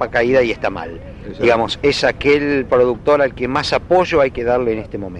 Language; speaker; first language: Spanish; native; Spanish